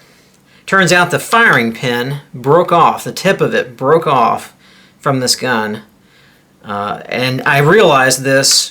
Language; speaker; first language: English; native; English